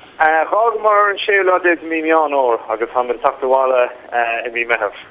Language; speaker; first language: Irish; native; Irish